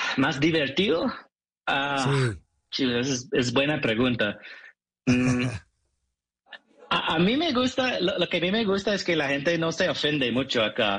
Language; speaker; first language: Spanish; non-native, fluent; English